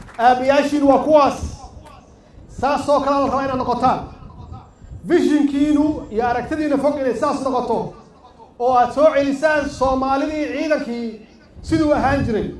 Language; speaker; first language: Somali; native; Somali